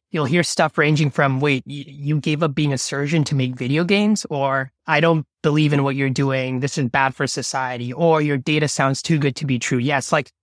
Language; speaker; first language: English; non-native, local second language; Bangla